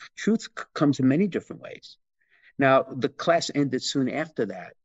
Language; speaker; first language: English; native; English